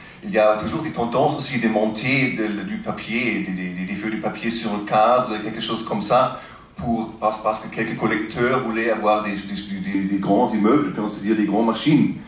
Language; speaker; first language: French; non-native, fluent; German